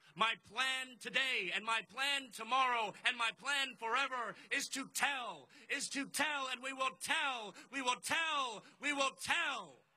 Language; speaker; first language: English; native; English